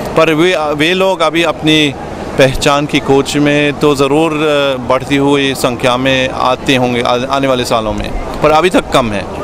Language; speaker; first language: Hindi; non-native, fluent; German